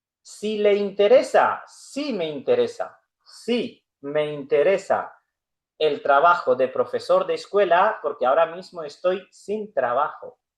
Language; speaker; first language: Spanish; non-native, fluent; Urdu